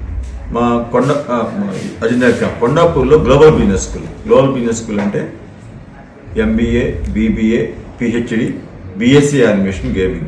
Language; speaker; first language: Telugu; native; Telugu